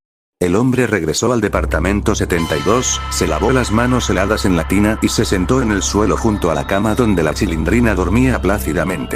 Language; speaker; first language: Spanish; native; Spanish